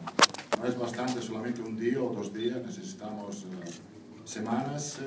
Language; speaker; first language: Spanish; non-native, fluent; Italian